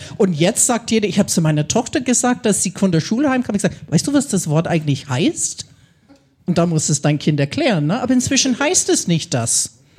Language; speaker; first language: German; non-native, fluent; English